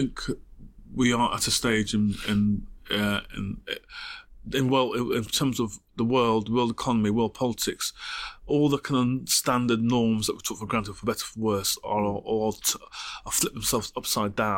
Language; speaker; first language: English; native; English